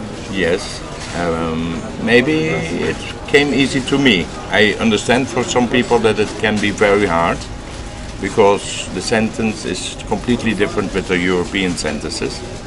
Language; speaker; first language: English; non-native, fluent; Dutch